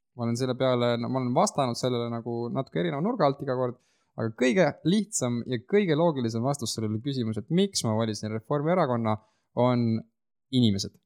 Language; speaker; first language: Estonian; native; Estonian